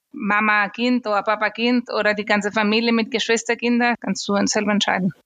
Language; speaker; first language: German; non-native, fluent; Spanish